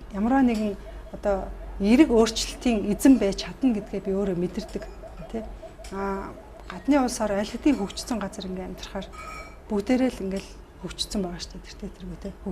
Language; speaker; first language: Mongolian; native; Mongolian